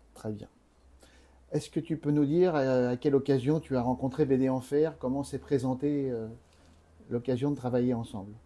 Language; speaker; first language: French; native; French